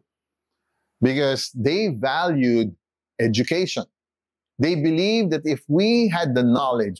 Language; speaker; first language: English; non-native, local second language; Filipino